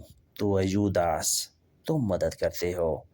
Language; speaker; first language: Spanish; non-native, learner; Urdu